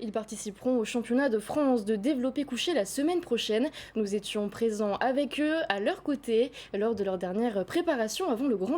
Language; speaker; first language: French; native; French